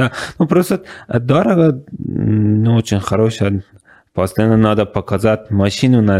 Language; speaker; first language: Russian; non-native, learner; Persian